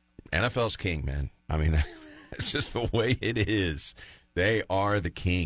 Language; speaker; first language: English; native; English